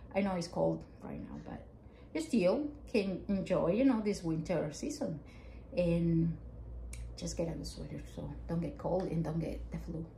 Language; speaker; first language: English; non-native, fluent; Spanish